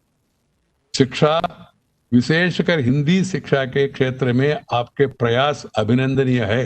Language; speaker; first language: Hindi; non-native, local second language; Telugu